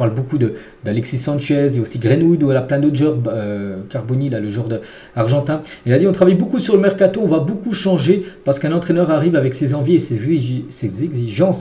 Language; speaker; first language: French; native; French